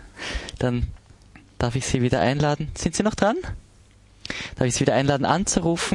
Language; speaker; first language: German; native; German